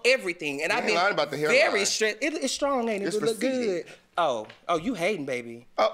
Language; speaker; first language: English; native; English